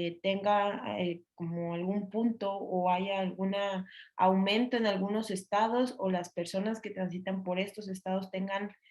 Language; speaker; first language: Spanish; native; Spanish